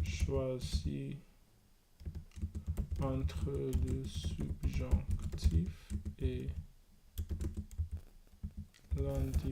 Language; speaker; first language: French; non-native, learner; English